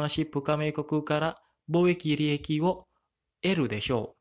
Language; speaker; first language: Japanese; non-native, fluent; Indonesian